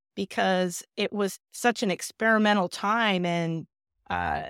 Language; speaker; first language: English; native; English